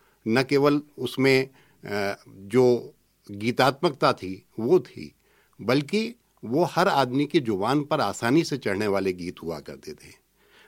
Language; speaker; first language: Hindi; native; Hindi